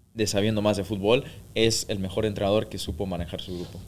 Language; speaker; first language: Spanish; early bilingual, heritage; Spanish